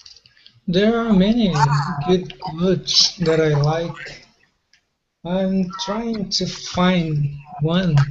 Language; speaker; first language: English; non-native, learner; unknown